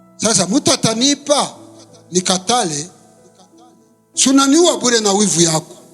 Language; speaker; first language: Swahili; non-native, local second language; Kinyarwanda